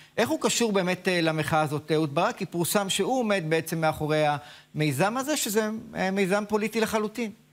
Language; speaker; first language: Hebrew; native; Hebrew